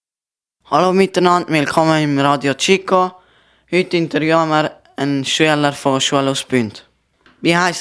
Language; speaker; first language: German; early bilingual, other home language; Turkish